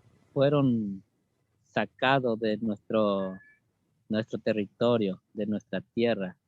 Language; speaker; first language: Spanish; non-native, local second language; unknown